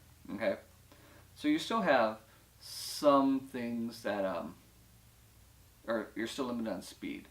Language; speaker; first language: English; native; English